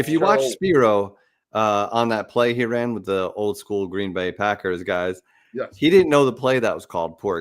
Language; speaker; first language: English; native; English